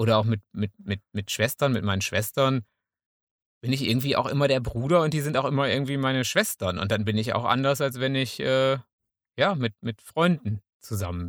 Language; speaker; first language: German; native; German